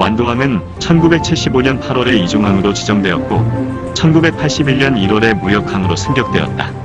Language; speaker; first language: Korean; native; Korean